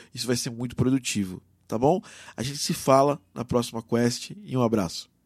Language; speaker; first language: Portuguese; native; Portuguese